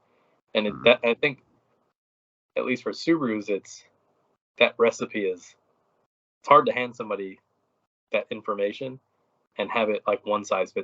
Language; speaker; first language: English; native; English